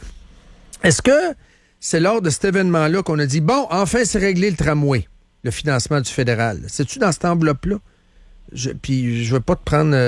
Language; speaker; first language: French; native; French